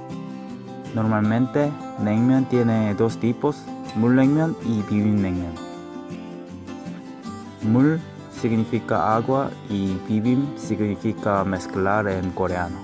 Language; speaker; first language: Spanish; non-native, learner; Korean